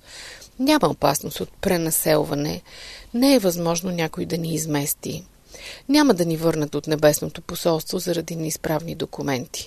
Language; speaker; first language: Bulgarian; native; Bulgarian